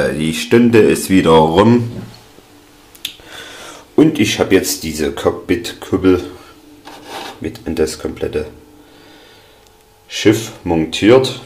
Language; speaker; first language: German; native; German